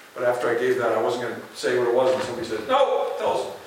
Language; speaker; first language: English; native; English